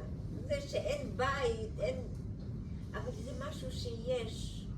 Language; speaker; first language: Hebrew; early bilingual, other home language; Bulgarian